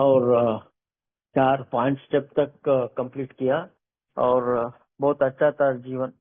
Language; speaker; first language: Hindi; non-native, local second language; Kannada